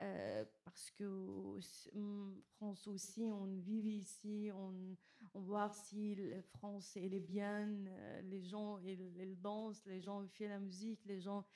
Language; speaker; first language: French; non-native, learner; Kurdish